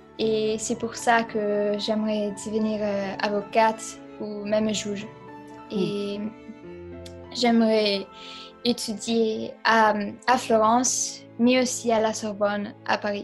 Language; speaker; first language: French; non-native, fluent; Italian